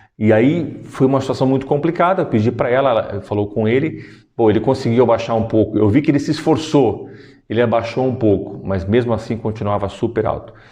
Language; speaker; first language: Portuguese; native; Portuguese